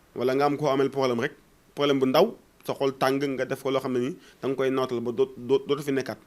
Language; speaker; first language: Wolof; non-native, local second language; Fula